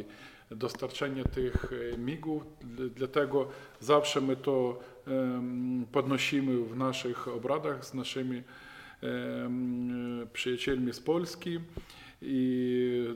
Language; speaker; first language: Polish; non-native, fluent; Ukrainian